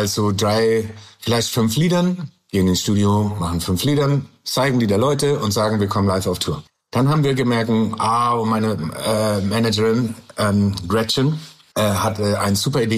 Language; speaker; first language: German; non-native, learner; English